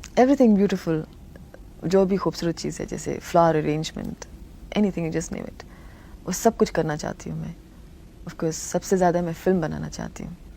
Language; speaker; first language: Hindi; non-native, local second language; Tamil